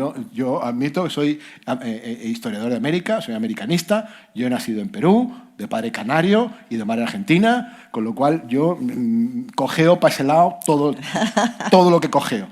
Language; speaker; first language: Spanish; native; Spanish